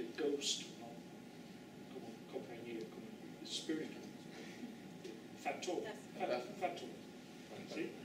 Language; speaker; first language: Spanish; non-native, fluent; English